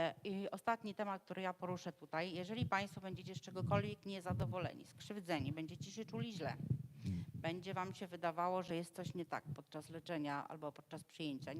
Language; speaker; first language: Polish; native; Polish